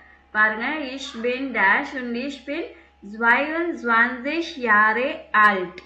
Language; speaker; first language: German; non-native, fluent; Tamil